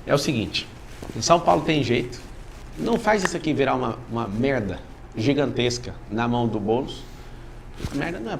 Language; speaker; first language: Portuguese; native; Portuguese